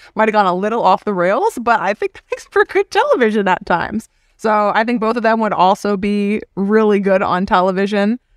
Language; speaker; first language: English; native; English